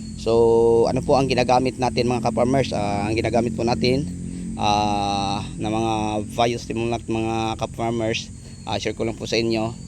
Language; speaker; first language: Filipino; non-native, local second language; Cebuano